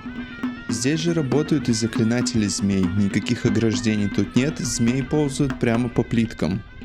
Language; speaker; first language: Russian; native; Russian